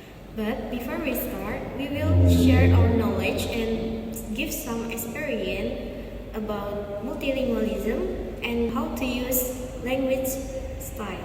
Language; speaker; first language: English; non-native, learner; Minangkabau